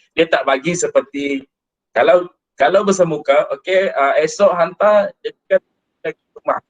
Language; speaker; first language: Malay; non-native, local second language; Iban